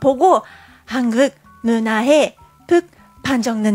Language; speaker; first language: Korean; non-native, learner; Japanese